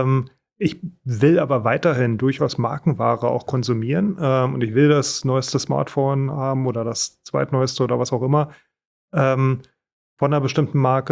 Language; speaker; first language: German; native; German